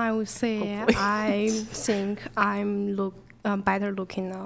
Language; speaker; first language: English; non-native, learner; Chinese